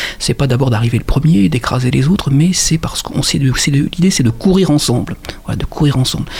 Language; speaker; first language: French; native; French